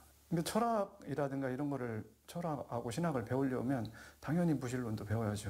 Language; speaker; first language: Korean; native; Korean